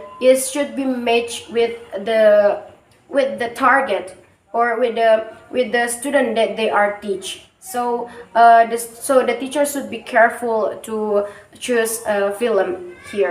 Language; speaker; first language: English; non-native, learner; Indonesian